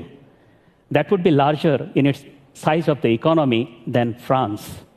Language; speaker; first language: English; non-native, local second language; Odia